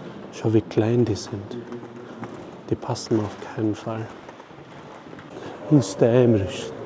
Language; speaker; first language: German; non-native, fluent; Mongolian